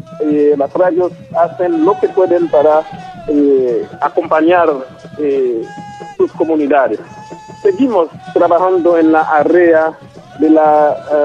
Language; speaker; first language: Spanish; non-native, local second language; Haitian Creole